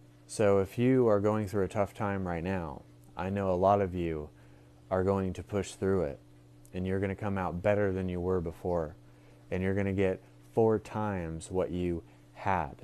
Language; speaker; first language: English; native; English